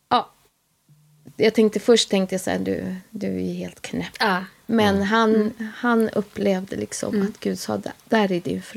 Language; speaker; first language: Swedish; native; Swedish